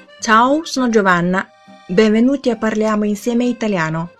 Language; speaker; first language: Italian; non-native, fluent; Chinese